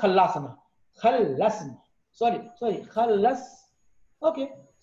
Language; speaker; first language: Arabic; non-native, fluent; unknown